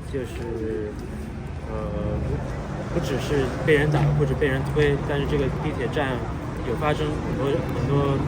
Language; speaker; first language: Chinese; early bilingual, other home language; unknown